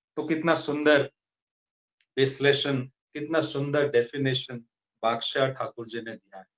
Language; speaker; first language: Hindi; non-native, local second language; Odia